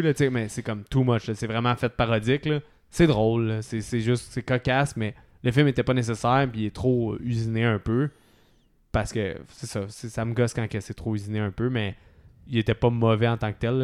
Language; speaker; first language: French; native; French